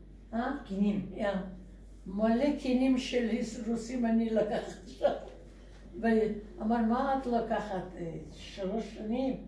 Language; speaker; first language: Hebrew; non-native, learner; Russian